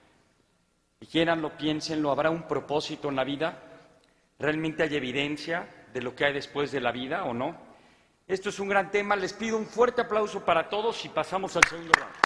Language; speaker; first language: Spanish; native; Spanish